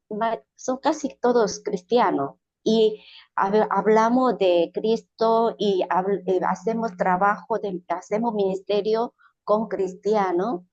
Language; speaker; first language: Spanish; non-native, learner; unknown